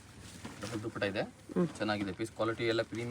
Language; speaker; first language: Kannada; non-native, local second language; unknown